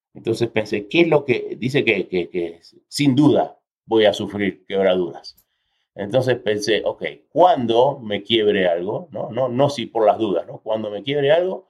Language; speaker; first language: Spanish; early bilingual, heritage; Spanish